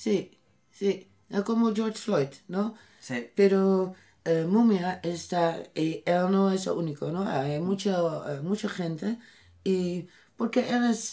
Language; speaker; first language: Spanish; non-native, learner; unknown